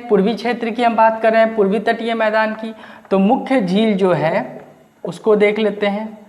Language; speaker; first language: Hindi; native; Hindi